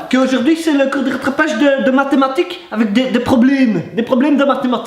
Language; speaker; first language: French; native; French